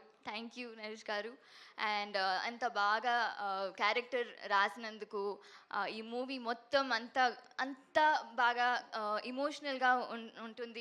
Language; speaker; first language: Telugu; non-native, learner; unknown